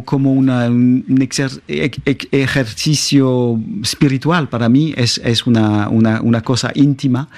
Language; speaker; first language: Spanish; non-native, fluent; French